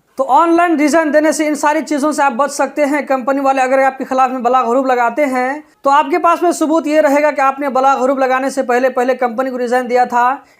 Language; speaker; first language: Hindi; native; Hindi